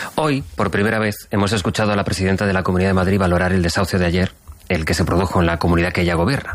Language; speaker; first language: Spanish; native; Spanish